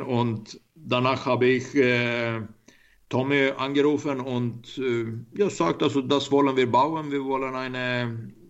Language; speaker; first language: German; non-native, learner; Swedish